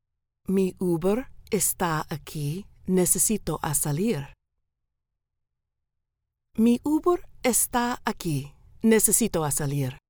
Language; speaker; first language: Spanish; non-native, learner; English